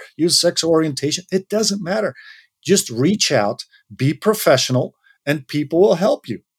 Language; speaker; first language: English; non-native, fluent; Dutch